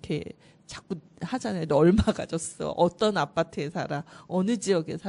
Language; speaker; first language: Korean; native; Korean